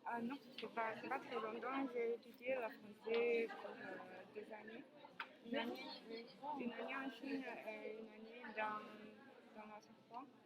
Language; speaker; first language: French; non-native, learner; Chinese